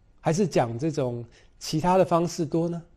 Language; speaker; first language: Chinese; native; Chinese